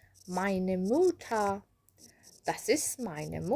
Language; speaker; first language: German; non-native, fluent; Persian